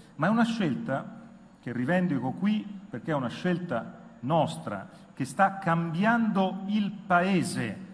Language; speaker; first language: Italian; native; Italian